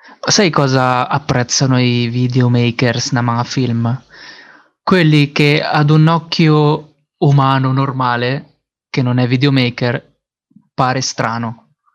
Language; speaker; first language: Italian; early bilingual, other home language; Filipino